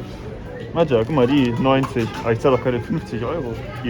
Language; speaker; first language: German; native; German